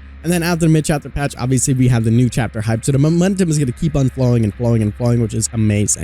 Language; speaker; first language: English; native; English